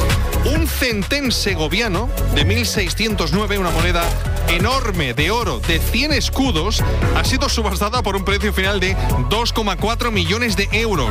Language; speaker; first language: Spanish; native; Spanish